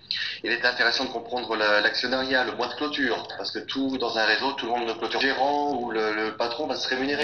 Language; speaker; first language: French; native; French